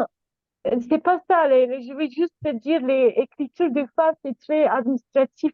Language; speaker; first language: French; non-native, learner; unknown